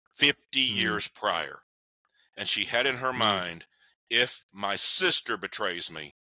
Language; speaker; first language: English; native; English